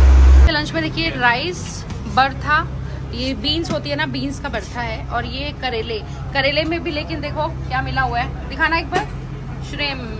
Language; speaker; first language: Hindi; native; Hindi